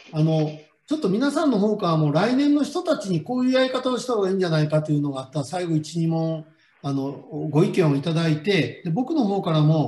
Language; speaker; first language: Japanese; native; Japanese